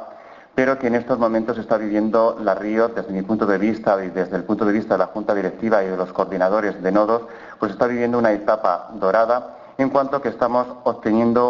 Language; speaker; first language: Spanish; native; Spanish